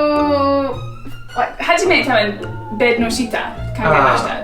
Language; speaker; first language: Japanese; non-native, learner; English